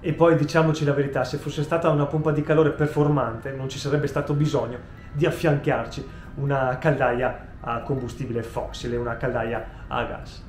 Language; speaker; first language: Italian; native; Italian